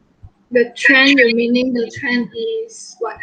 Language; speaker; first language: English; non-native, local second language; Malay